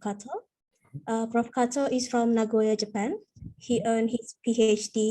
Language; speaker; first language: English; non-native, fluent; Indonesian